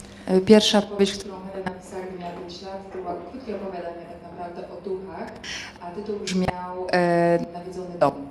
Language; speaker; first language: Polish; native; Polish